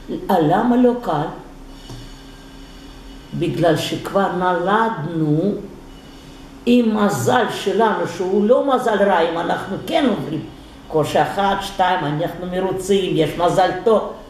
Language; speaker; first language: Hebrew; non-native, fluent; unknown